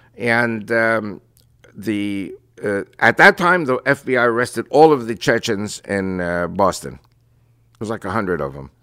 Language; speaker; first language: English; early bilingual, other home language; Spanish